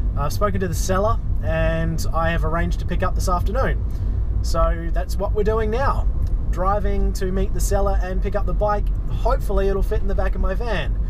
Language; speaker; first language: English; native; English